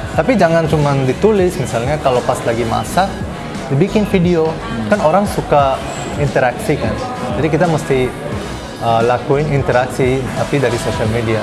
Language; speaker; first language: Indonesian; non-native, fluent; Bangla